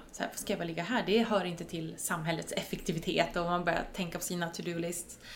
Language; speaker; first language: Swedish; native; Swedish